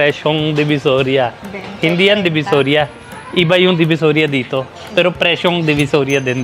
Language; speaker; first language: Filipino; non-native, learner; Punjabi